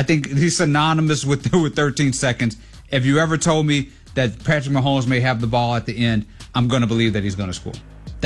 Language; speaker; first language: English; native; English